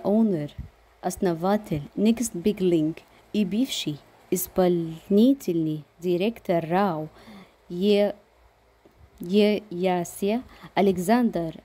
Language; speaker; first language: Russian; non-native, fluent; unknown